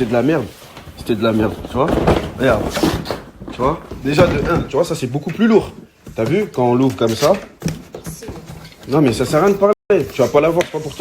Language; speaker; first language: French; native; French